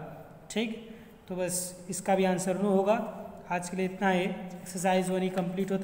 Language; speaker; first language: Hindi; native; Hindi